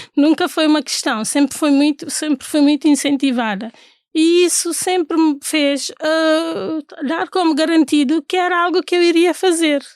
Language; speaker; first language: Portuguese; non-native, local second language; Fula